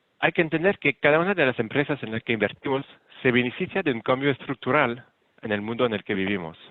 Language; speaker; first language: Spanish; non-native, fluent; French